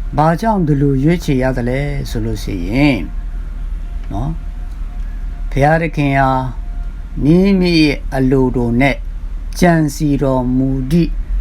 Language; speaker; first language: Burmese; non-native, local second language; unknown